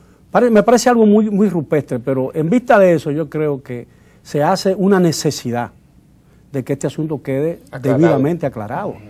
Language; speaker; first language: Spanish; native; Spanish